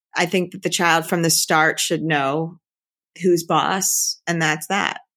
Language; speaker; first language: English; native; English